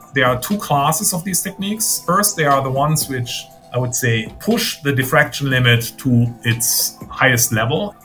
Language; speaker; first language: English; non-native, fluent; German